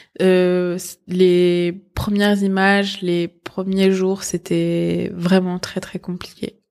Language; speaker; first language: French; early bilingual, other home language; Persian